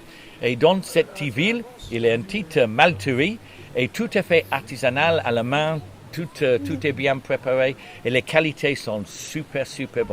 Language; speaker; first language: French; non-native, learner; English